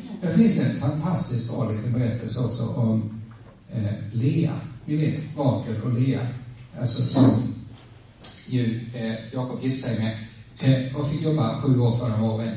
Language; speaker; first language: Swedish; native; Swedish